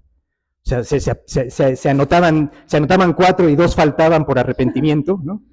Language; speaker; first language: Spanish; native; Spanish